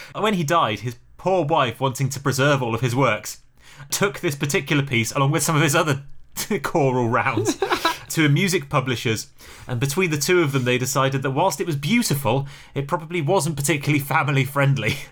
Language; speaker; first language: English; native; English